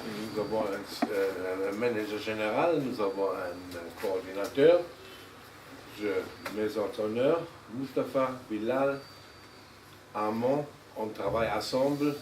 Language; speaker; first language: French; non-native, fluent; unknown